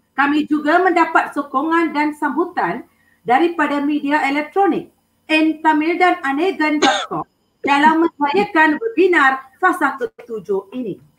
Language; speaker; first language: Malay; non-native, local second language; Tamil